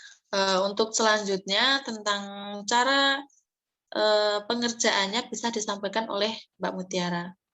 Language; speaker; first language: Indonesian; native; Indonesian